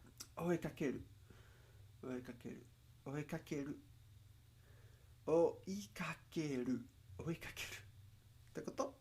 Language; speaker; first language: Japanese; non-native, learner; Spanish